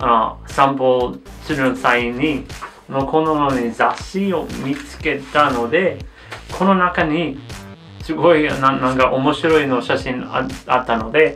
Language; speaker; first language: Japanese; non-native, learner; English